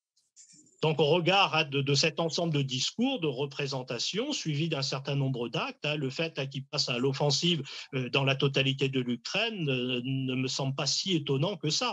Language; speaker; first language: French; native; French